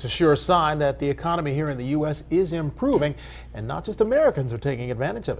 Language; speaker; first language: English; native; English